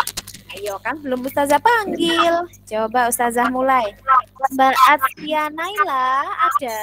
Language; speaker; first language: Indonesian; native; Indonesian